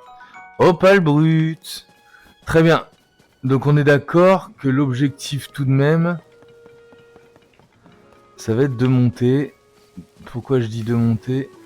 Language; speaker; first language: French; native; French